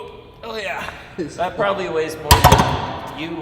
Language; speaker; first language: English; native; English